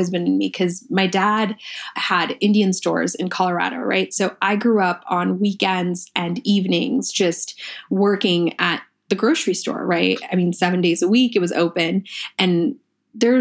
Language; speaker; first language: English; early bilingual, other home language; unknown